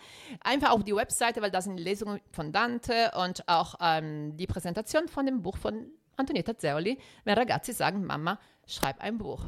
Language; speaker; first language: German; non-native, fluent; Italian